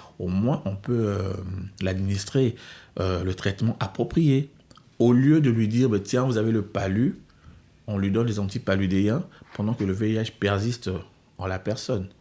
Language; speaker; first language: French; non-native, local second language; Lingala